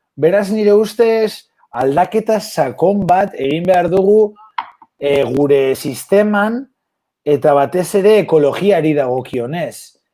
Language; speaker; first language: Basque; non-native, local second language; Spanish